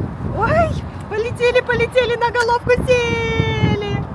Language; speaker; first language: Russian; native; Russian